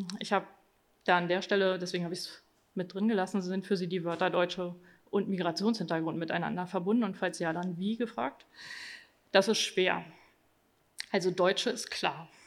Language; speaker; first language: German; native; German